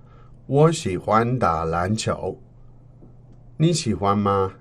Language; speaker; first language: Chinese; non-native, learner; English